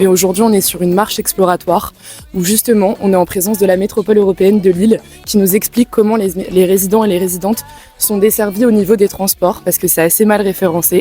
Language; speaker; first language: French; native; French